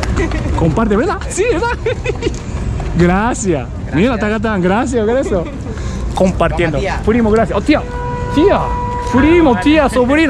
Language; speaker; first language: Spanish; non-native, learner; Japanese